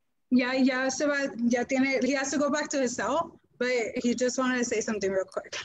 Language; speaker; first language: English; early bilingual, other home language; Spanish